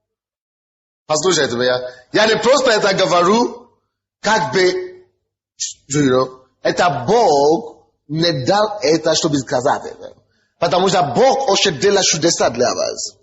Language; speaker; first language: Russian; non-native, fluent; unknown